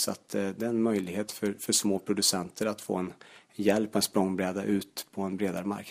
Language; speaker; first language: Swedish; native; Swedish